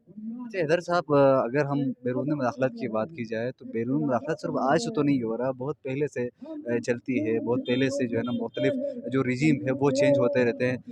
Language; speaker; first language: Urdu; non-native, local second language; Balti